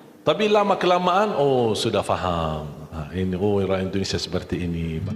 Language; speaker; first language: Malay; non-native, fluent; Arabic